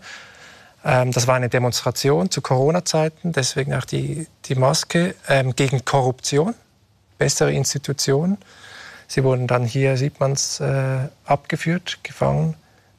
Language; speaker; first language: German; native; German